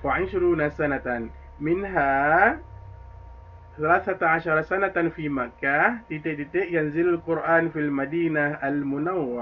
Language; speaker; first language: Arabic; non-native, fluent; Indonesian